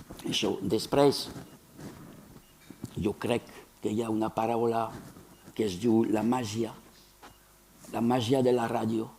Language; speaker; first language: Catalan; non-native, fluent; French